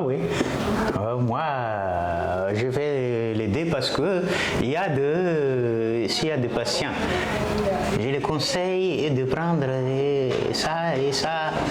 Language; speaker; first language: French; non-native, local second language; Malagasy